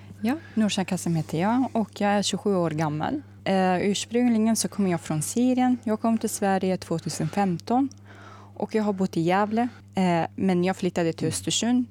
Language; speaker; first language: Swedish; non-native, fluent; Arabic